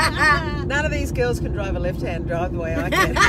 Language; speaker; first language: English; native; English